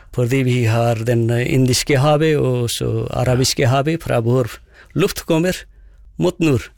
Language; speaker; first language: Norwegian; non-native, fluent; Nepali